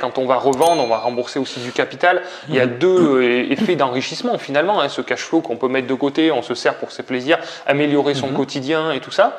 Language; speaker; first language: French; native; French